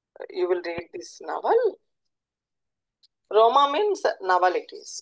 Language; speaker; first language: English; non-native, local second language; Telugu